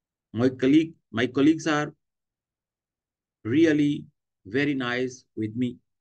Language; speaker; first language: English; non-native, local second language; Hindi